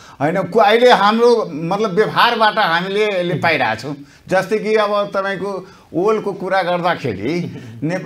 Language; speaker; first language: Nepali; non-native, local second language; Maithili